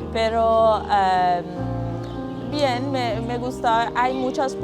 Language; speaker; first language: Spanish; non-native, learner; Persian